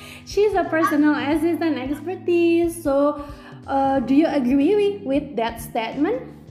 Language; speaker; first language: English; non-native, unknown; Indonesian